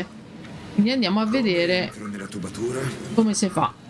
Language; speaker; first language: Italian; native; Italian